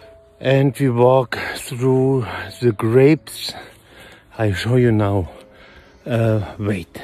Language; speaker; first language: English; non-native, learner; German